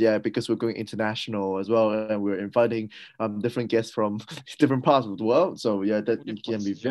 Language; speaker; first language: English; non-native, local second language; Cantonese